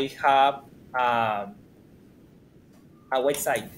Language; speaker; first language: English; non-native, learner; Spanish